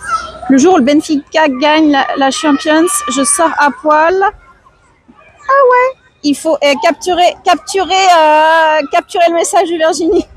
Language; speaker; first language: French; native; French